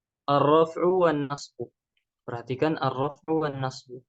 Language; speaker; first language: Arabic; non-native, fluent; Indonesian